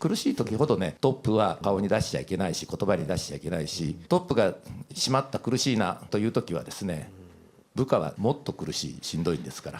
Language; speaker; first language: Japanese; native; Japanese